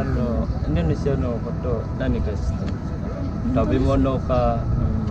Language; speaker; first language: Japanese; non-native, learner; Balinese